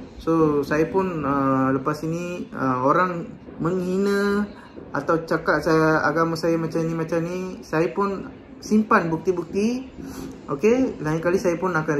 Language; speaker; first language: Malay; non-native, local second language; Tamil